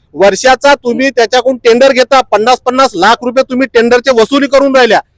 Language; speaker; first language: Marathi; native; Marathi